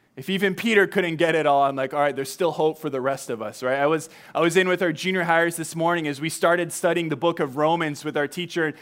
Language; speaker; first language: English; native; English